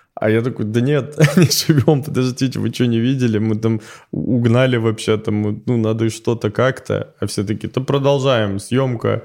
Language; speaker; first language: Russian; native; Russian